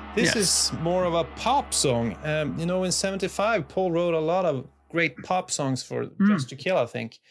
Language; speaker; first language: English; non-native, fluent; Swedish